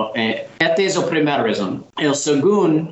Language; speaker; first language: Spanish; non-native, learner; English